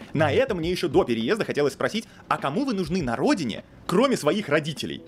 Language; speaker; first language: Russian; native; Russian